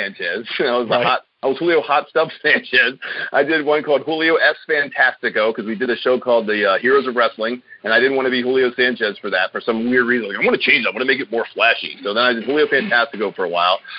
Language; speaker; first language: English; native; English